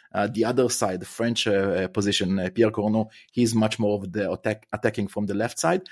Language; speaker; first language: English; non-native, fluent; Hebrew